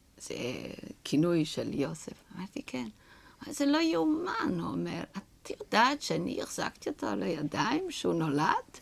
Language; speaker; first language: Hebrew; non-native, fluent; Yiddish